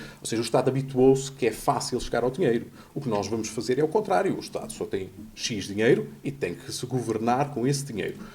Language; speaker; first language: Portuguese; native; Portuguese